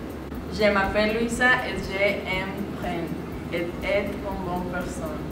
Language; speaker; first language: French; non-native, learner; Spanish